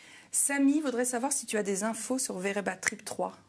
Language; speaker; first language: French; native; French